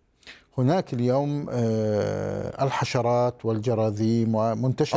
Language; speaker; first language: Arabic; native; Arabic